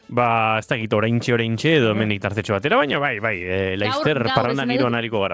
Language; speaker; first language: Basque; native; Basque